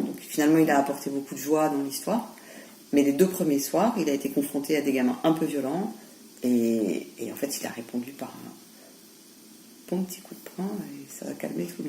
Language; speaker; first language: French; native; French